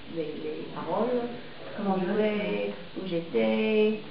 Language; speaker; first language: French; non-native, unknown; English